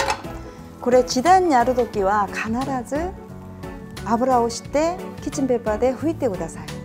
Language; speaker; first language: Japanese; non-native, fluent; Korean